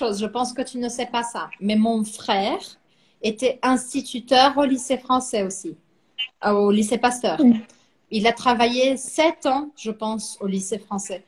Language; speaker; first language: French; non-native, fluent; Portuguese